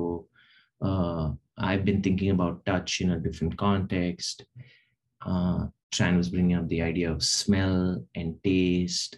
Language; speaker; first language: English; non-native, local second language; Telugu